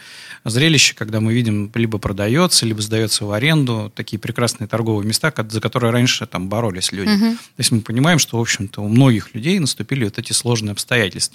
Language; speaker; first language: Russian; native; Russian